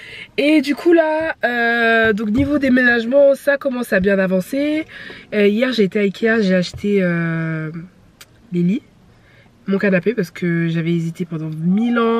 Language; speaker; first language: French; native; French